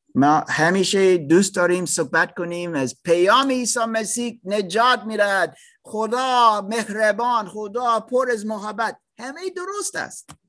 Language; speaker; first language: Persian; non-native, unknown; German